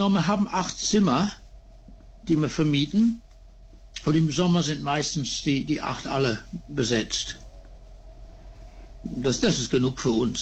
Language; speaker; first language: German; early bilingual, heritage; German